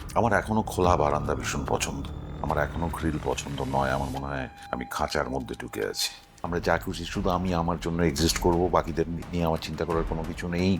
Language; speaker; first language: Bangla; native; Bangla